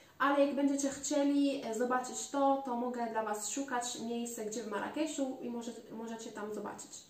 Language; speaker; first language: Polish; non-native, learner; Arabic